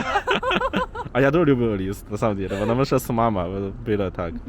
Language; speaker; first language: Russian; non-native, learner; Chinese